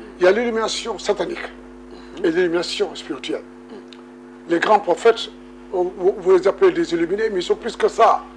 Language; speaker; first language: French; non-native, local second language; Wolof